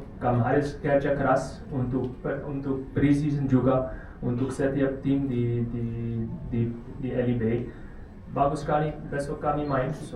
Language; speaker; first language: Indonesian; non-native, learner; Dutch